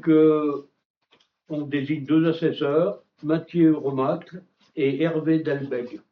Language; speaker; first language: French; native; French